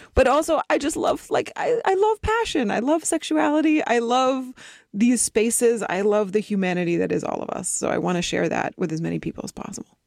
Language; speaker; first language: English; native; English